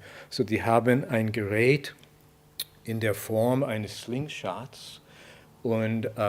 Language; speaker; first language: German; non-native, fluent; English